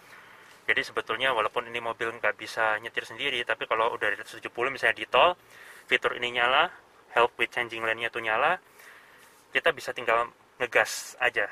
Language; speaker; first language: Indonesian; native; Indonesian